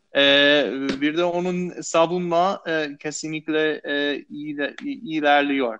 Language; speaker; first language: Turkish; non-native, fluent; English